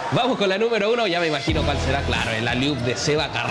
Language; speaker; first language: Spanish; native; Spanish